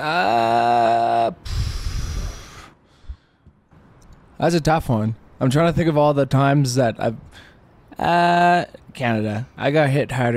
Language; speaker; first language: English; native; English